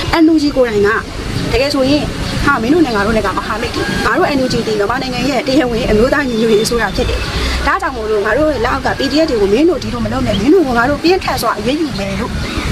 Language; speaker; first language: Burmese; native; Burmese